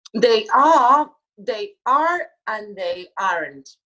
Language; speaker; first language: English; non-native, fluent; Spanish